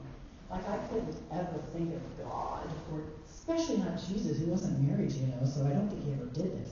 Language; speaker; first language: English; native; English